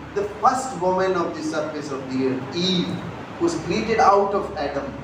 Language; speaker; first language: English; non-native, local second language; Hindi